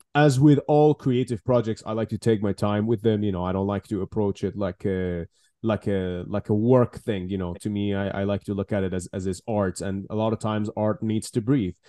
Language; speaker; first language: English; non-native, fluent; Persian